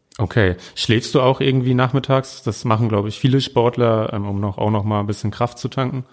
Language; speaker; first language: German; native; German